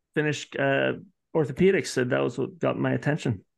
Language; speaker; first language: English; early bilingual, other home language; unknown